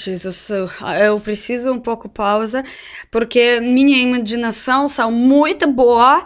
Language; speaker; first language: Portuguese; non-native, learner; Russian